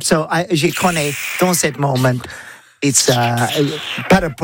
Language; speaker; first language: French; non-native, learner; English